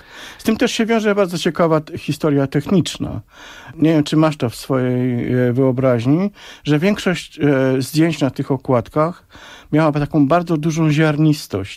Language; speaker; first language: Polish; native; Polish